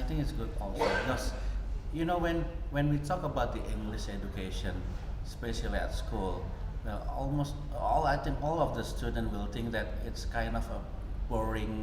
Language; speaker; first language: English; non-native, fluent; Indonesian